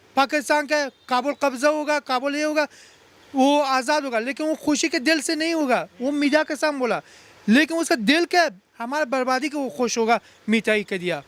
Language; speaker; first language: Hindi; non-native, learner; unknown